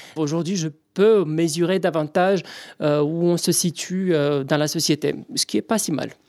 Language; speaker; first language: French; non-native, fluent; Romanian